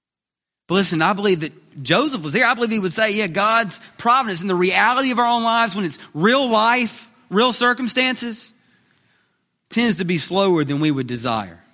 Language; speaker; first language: English; native; English